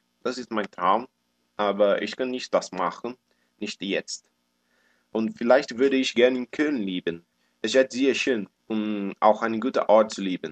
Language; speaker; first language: German; non-native, learner; Portuguese